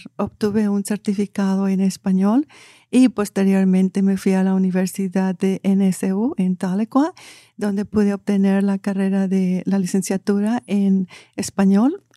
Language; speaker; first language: English; non-native, fluent; Spanish